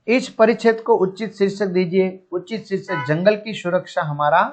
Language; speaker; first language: Hindi; non-native, local second language; Gujarati